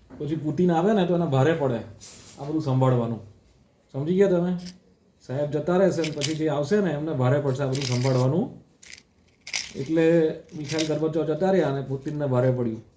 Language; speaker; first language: Gujarati; native; Gujarati